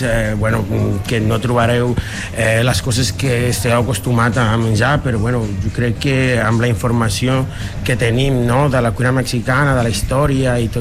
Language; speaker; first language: Catalan; non-native, fluent; Spanish